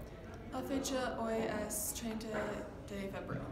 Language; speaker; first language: Spanish; non-native, learner; English